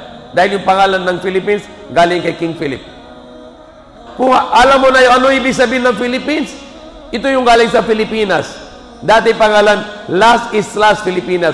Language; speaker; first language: Filipino; non-native, fluent; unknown